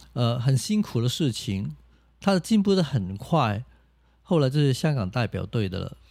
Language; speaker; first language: Chinese; non-native, local second language; Cantonese